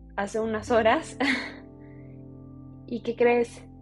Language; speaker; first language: Spanish; early bilingual, heritage; Spanish